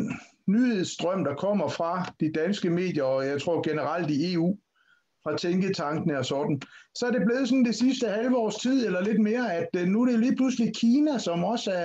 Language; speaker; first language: Danish; native; Danish